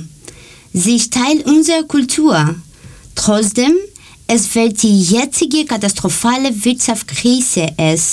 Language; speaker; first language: German; non-native, learner; Greek